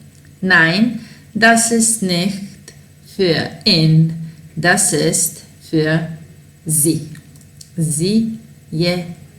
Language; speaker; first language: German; non-native, fluent; Serbian